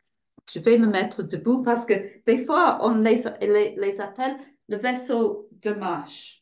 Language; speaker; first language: French; non-native, fluent; English